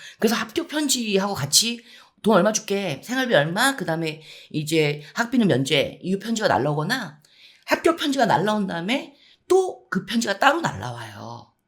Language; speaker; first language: Korean; early bilingual, heritage; Korean